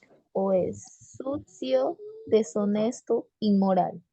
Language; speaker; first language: Spanish; native; Spanish